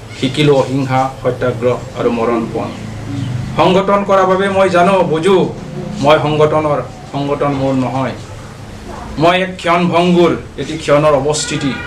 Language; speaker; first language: Assamese; non-native, local second language; Mising